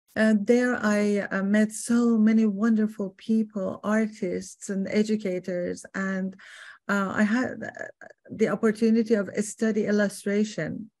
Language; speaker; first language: English; non-native, fluent; Persian